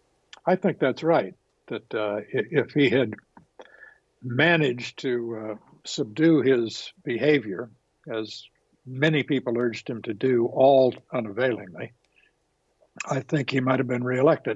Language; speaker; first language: English; native; English